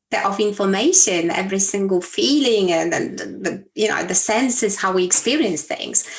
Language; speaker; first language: English; non-native, fluent; Polish